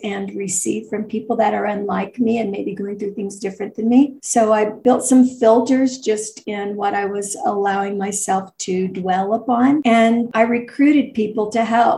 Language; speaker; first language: English; native; English